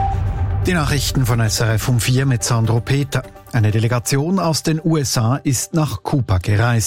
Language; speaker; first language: German; native; German